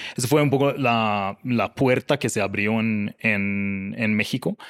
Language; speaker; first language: Spanish; non-native, fluent; Swedish